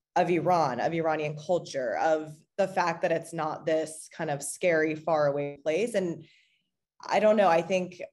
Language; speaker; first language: English; native; English